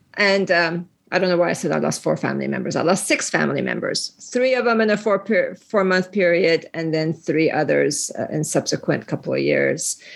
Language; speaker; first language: English; early bilingual, other home language; Persian